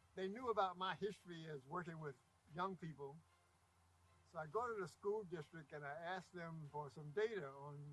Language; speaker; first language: English; native; English